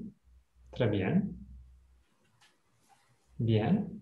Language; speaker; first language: French; non-native, fluent; Italian